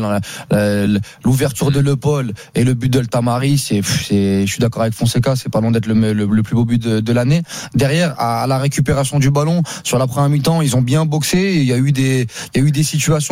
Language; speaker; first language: French; native; French